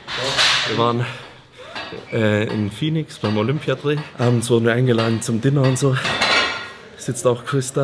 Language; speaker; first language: German; native; German